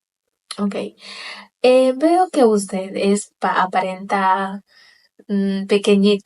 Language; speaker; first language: Spanish; non-native, local second language; Haitian Creole